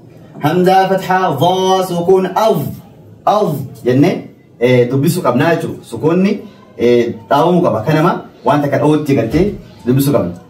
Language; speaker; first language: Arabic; non-native, fluent; Oromo